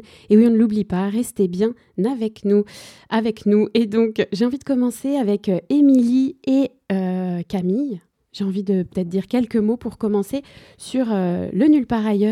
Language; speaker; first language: French; native; French